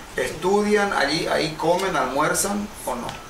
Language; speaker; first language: Spanish; native; Spanish